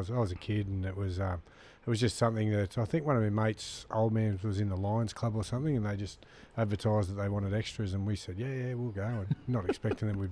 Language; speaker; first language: English; native; English